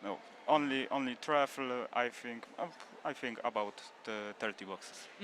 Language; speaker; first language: English; non-native, learner; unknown